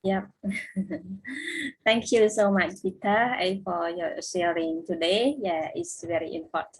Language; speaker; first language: English; non-native, learner; Khmer